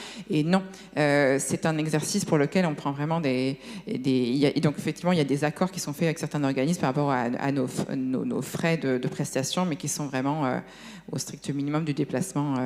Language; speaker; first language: French; native; French